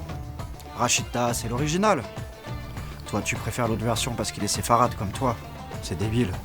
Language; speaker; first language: French; native; French